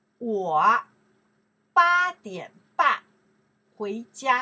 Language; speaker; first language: Chinese; non-native, learner; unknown